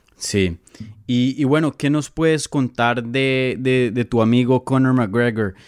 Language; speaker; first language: Spanish; native; Spanish